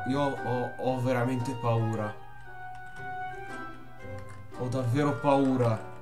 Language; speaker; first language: Italian; native; Italian